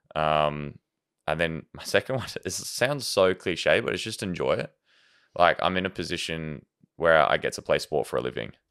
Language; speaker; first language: English; native; English